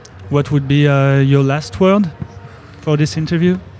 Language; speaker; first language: English; non-native, fluent; French